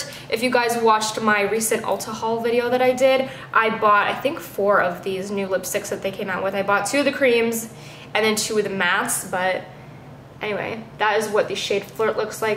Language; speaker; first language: English; native; English